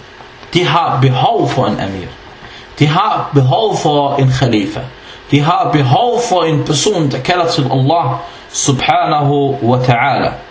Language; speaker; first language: Danish; non-native, fluent; Arabic